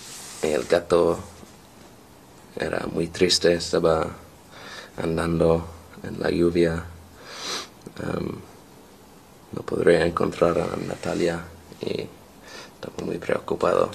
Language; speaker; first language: Spanish; non-native, learner; English